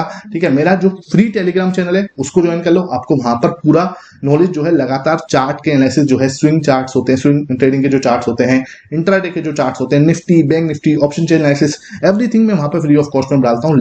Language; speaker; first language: Hindi; native; Hindi